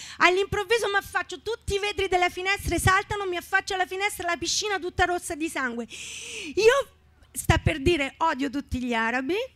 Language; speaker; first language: Italian; native; Italian